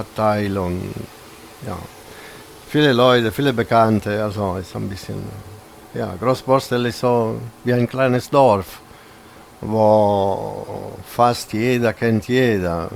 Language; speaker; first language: German; non-native, fluent; Italian